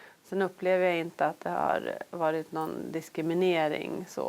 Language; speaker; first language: Swedish; native; Swedish